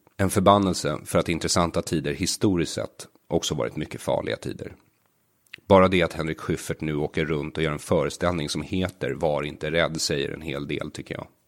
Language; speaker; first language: Swedish; native; Swedish